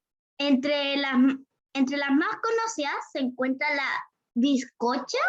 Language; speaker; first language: Spanish; native; Spanish